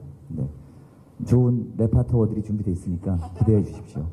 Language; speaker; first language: Korean; native; Korean